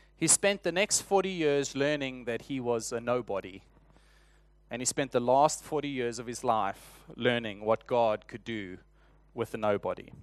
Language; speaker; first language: English; native; English